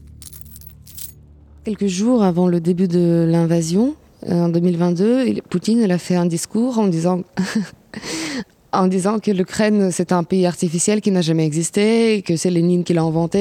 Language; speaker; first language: French; non-native, fluent; Ukrainian